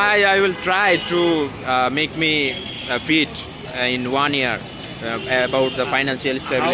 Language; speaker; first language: English; non-native, learner; Bangla